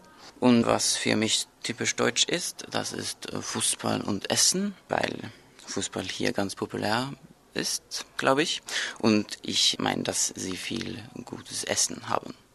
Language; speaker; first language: German; non-native, learner; Norwegian